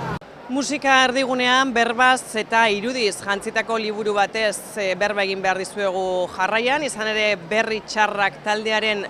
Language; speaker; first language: Basque; native; Basque